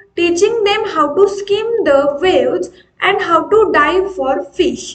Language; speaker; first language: English; non-native, local second language; Marathi